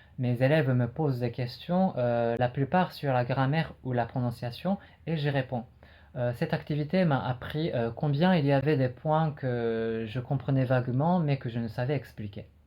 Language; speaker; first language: French; non-native, fluent; Japanese